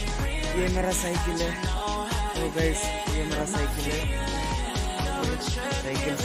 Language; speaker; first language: Hindi; non-native, local second language; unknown